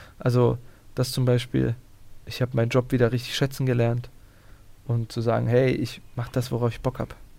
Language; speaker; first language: German; early bilingual, other home language; Bosnian